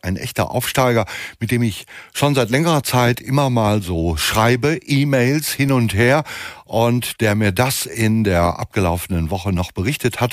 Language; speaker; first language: German; native; German